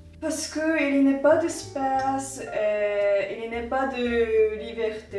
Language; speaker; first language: French; non-native, learner; Japanese